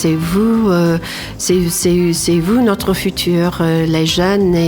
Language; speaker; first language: French; non-native, fluent; English